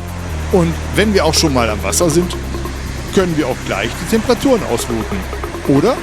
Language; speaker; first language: German; native; German